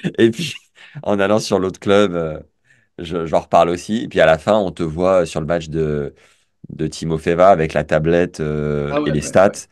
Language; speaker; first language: French; native; French